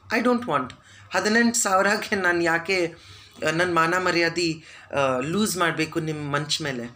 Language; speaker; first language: Kannada; non-native, learner; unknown